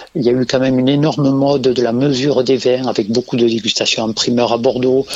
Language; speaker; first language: French; native; French